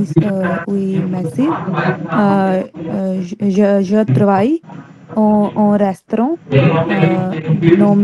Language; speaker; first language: French; non-native, learner; Hindi